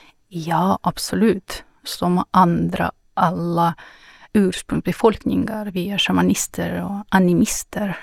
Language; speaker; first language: Swedish; non-native, fluent; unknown